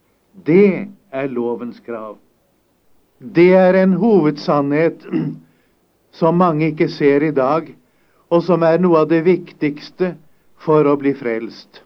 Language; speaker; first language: Norwegian; native; Norwegian